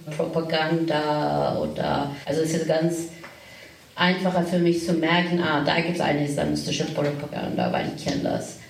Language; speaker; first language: German; non-native, fluent; Turkish